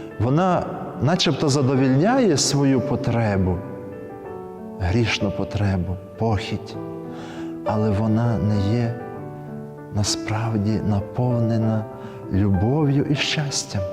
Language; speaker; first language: Ukrainian; native; Ukrainian